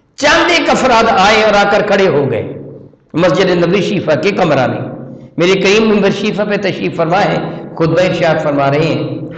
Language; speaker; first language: Urdu; non-native, local second language; Punjabi